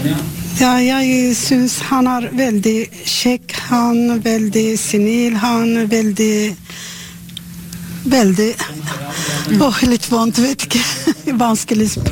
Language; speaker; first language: Norwegian; non-native, learner; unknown